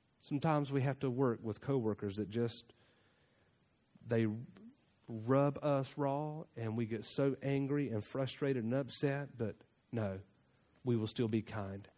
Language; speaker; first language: English; native; English